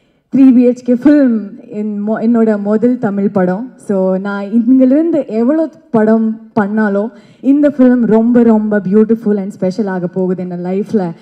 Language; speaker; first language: Tamil; non-native, learner; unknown